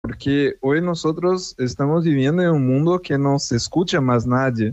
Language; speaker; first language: Spanish; non-native, fluent; Portuguese